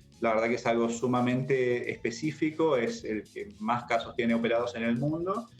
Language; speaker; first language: Spanish; native; Spanish